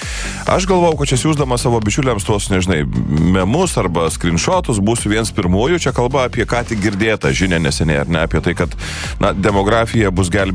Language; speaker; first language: Lithuanian; native; Lithuanian